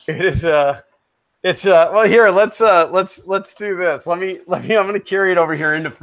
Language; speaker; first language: English; native; English